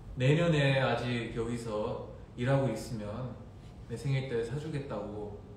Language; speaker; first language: Korean; early bilingual, heritage; Korean